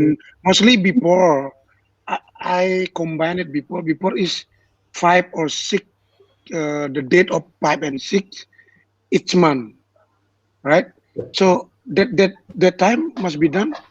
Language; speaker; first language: English; non-native, learner; Indonesian